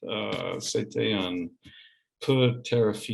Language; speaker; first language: French; non-native, learner; English